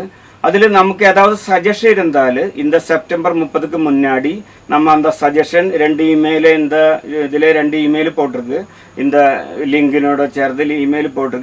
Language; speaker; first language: Tamil; non-native, learner; Malayalam